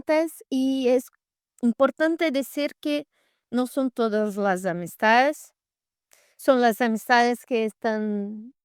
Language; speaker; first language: Spanish; non-native, fluent; Portuguese